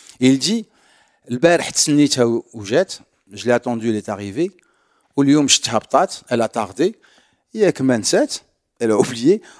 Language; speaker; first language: French; non-native, local second language; Arabic